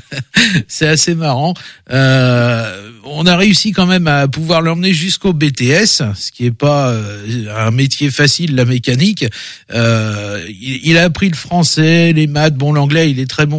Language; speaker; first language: French; native; French